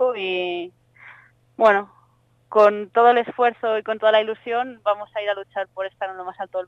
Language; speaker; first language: Spanish; native; Spanish